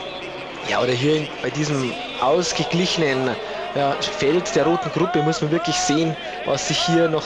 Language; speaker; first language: German; native; German